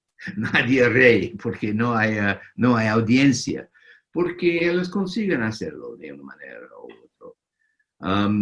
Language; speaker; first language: Spanish; non-native, fluent; English